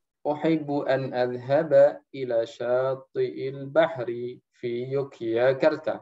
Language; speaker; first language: Arabic; non-native, fluent; Indonesian